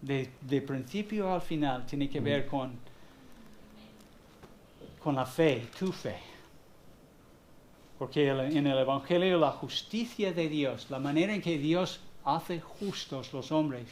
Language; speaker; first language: Spanish; non-native, fluent; English